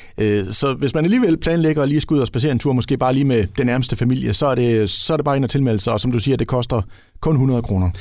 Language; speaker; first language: Danish; native; Danish